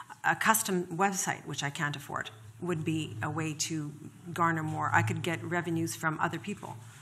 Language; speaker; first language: English; native; English